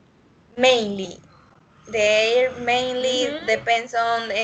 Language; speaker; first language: English; non-native, learner; Spanish